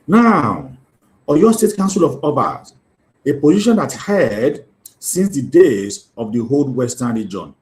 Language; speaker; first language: English; non-native, local second language; Yoruba